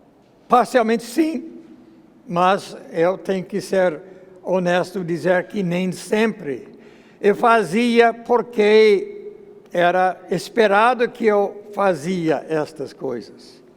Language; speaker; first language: Portuguese; non-native, fluent; English